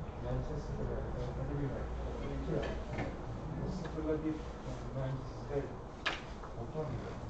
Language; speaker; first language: Turkish; native; Turkish